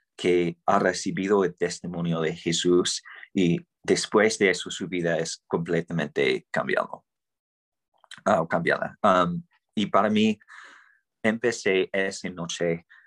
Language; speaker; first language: Spanish; non-native, fluent; English